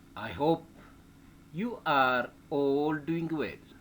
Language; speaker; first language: English; non-native, local second language; Amharic